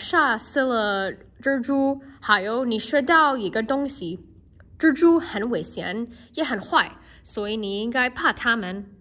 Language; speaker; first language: Chinese; non-native, learner; English